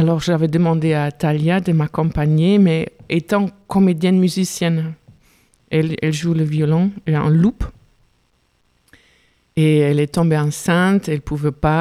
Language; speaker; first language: French; non-native, fluent; German